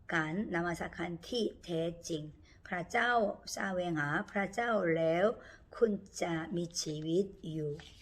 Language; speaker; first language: Thai; non-native, learner; Korean